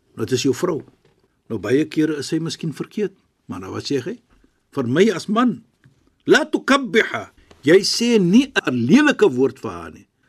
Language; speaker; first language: Afrikaans; non-native, fluent; Arabic